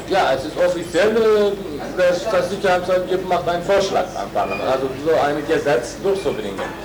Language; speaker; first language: German; non-native, learner; Turkish